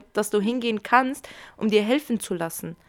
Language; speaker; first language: German; early bilingual, other home language; Kurdish